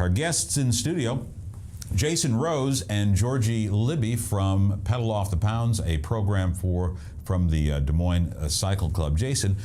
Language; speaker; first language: English; native; English